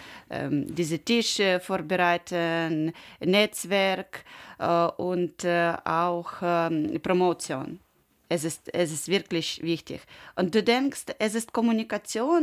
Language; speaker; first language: German; non-native, learner; Ukrainian